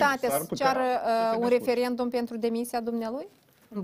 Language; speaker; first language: Romanian; native; Romanian